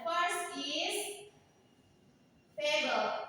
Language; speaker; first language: English; non-native, learner; Indonesian